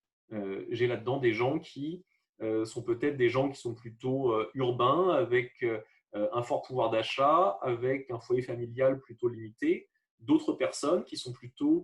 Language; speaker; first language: French; native; French